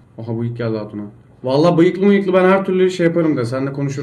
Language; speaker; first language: Turkish; native; Turkish